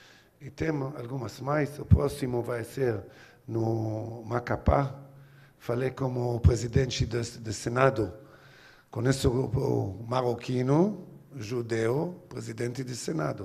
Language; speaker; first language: Portuguese; non-native, learner; Hebrew